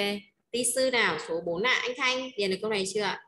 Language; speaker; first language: Vietnamese; native; Vietnamese